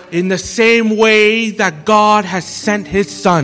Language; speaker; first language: English; native; English